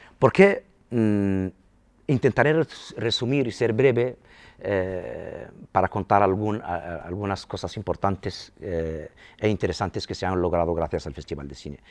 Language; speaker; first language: Spanish; non-native, local second language; Arabic